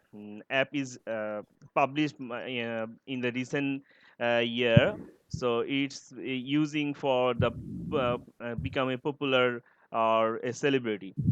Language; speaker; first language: English; non-native, learner; Bangla